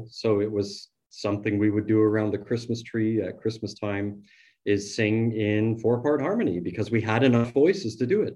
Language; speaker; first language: English; native; English